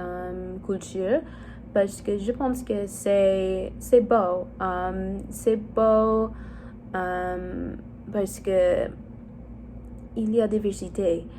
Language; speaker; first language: French; non-native, learner; English